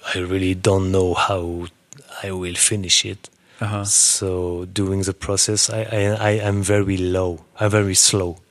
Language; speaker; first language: English; non-native, learner; French